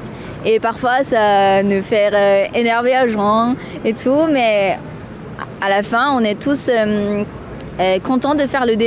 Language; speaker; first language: French; non-native, learner; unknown